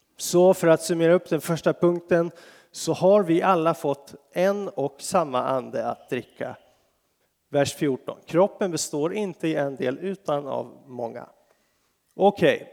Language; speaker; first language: Swedish; native; Swedish